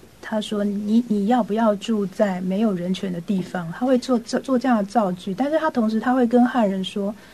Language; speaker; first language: Chinese; native; Chinese